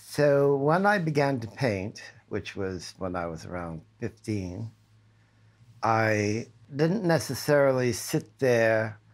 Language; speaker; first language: English; native; English